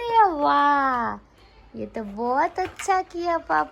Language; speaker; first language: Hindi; non-native, local second language; Gujarati